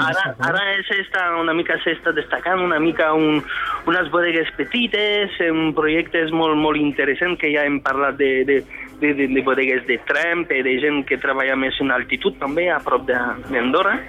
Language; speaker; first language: Catalan; non-native, fluent; French